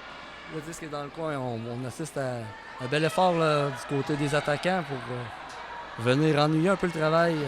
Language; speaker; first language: French; native; French